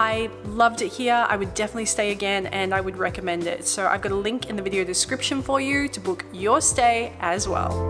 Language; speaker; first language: English; native; English